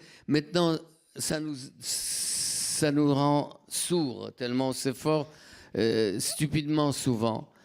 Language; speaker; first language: French; non-native, fluent; Polish